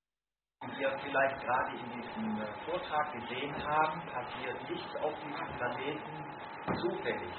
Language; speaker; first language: German; native; German